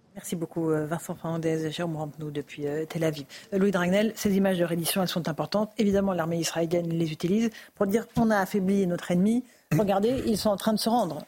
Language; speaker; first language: French; native; French